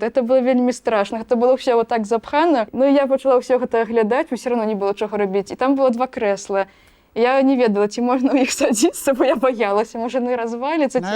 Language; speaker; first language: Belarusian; native; Belarusian